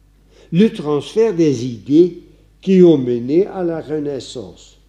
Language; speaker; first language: French; non-native, fluent; Dutch